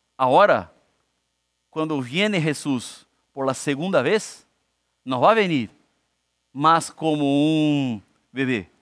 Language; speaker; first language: Spanish; non-native, fluent; Portuguese